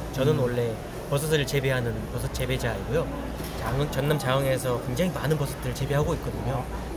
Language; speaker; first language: Korean; native; Korean